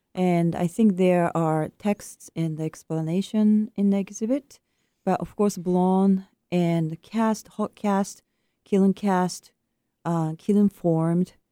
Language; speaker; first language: English; non-native, fluent; Japanese